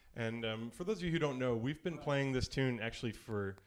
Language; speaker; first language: English; native; English